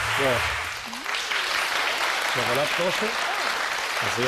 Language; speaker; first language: Russian; non-native, learner; Spanish